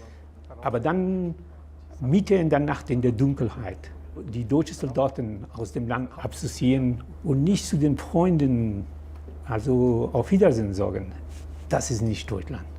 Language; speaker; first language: German; non-native, fluent; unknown